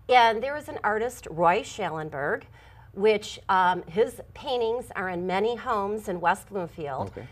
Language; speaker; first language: English; native; English